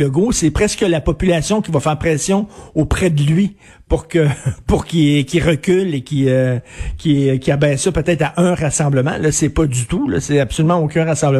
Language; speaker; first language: French; native; French